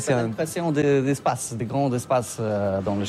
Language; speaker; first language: French; non-native, learner; Polish